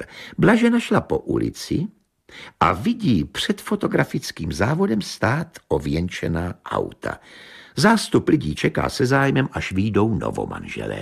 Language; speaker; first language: Czech; native; Czech